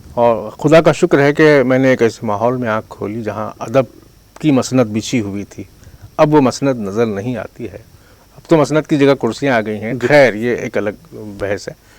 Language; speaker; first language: Urdu; native; Urdu